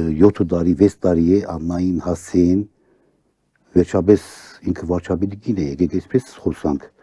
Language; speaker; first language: Armenian; early bilingual, heritage; Armenian